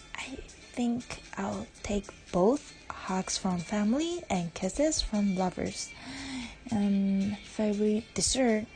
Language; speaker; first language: English; non-native, learner; Chinese